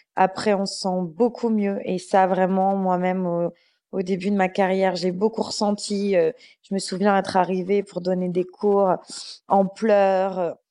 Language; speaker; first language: French; native; French